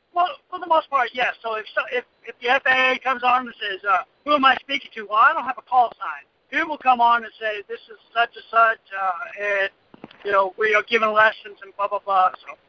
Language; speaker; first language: English; native; English